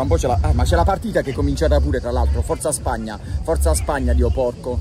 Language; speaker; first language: Italian; native; Italian